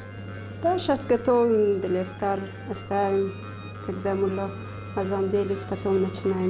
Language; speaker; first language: Russian; non-native, learner; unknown